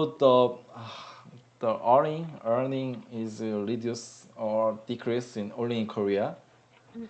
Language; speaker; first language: English; non-native, learner; Korean